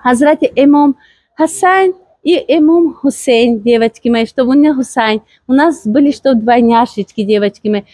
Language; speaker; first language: Russian; non-native, local second language; Tajik